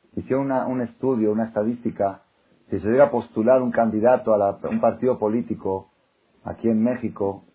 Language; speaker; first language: Spanish; non-native, fluent; Hebrew